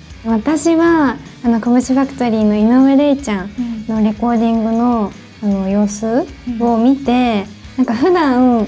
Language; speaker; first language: Japanese; native; Japanese